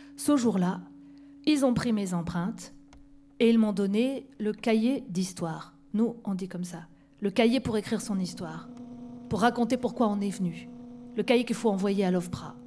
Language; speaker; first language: French; native; French